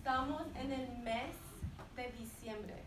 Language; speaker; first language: Spanish; non-native, fluent; English